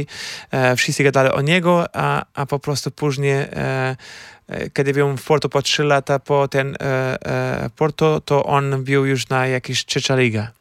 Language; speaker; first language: Polish; non-native, fluent; Portuguese